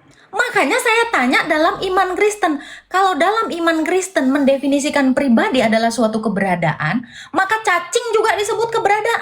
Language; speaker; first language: Indonesian; native; Indonesian